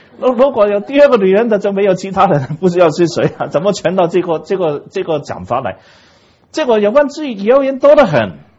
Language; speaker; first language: Chinese; non-native, local second language; Cantonese